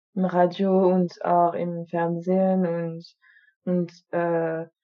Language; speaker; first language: German; non-native, fluent; French